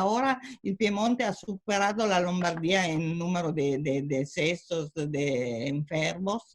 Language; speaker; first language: Spanish; non-native, fluent; Italian